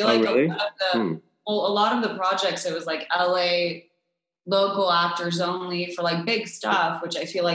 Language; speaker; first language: English; non-native, fluent; French